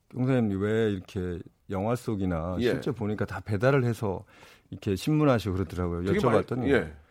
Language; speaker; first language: Korean; native; Korean